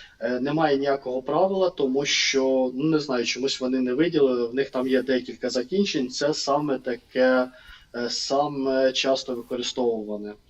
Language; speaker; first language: Ukrainian; non-native, local second language; Russian